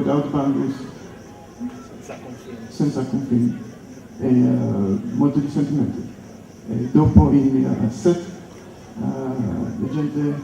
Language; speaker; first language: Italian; non-native, learner; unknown